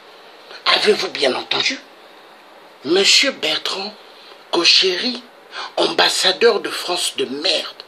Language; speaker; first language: French; non-native, local second language; Kongo